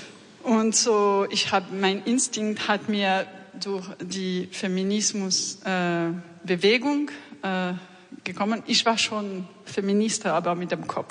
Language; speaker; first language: German; non-native, fluent; French